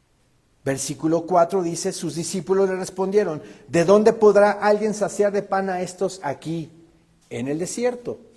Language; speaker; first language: Spanish; native; Spanish